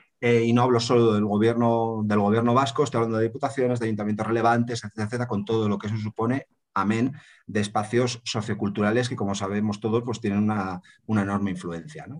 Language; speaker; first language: Spanish; native; Spanish